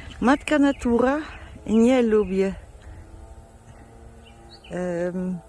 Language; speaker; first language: Polish; non-native, learner; Dutch